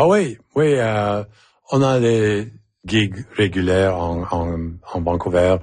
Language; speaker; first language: French; non-native, local second language; English